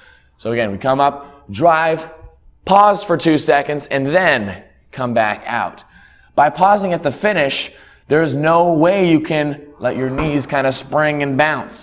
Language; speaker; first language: English; native; English